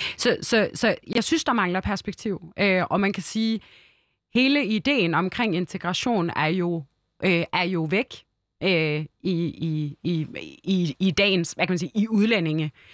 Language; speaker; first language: Danish; early bilingual, other home language; Arabic